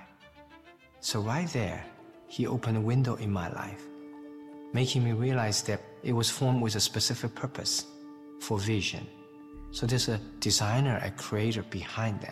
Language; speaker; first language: English; non-native, fluent; Chinese